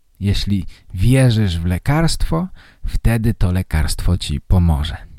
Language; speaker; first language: Polish; native; Polish